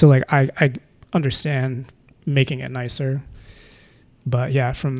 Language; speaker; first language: English; native; English